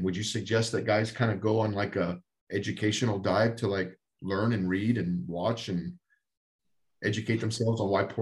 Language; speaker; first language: English; native; English